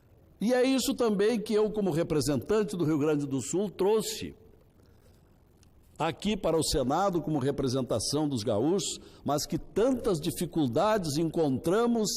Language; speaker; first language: Portuguese; native; Portuguese